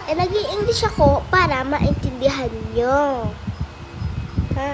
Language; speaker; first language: Filipino; native; Filipino